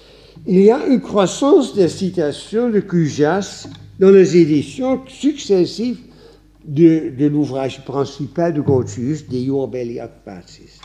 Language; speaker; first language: French; non-native, fluent; Dutch